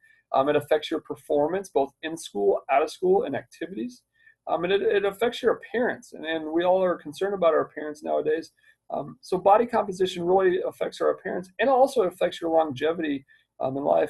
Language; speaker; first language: English; native; English